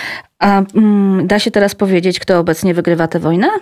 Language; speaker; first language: Polish; native; Polish